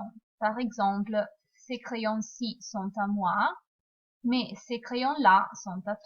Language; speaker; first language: French; non-native, fluent; Italian